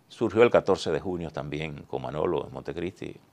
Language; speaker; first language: Spanish; native; Spanish